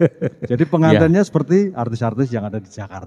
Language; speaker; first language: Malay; non-native, local second language; Javanese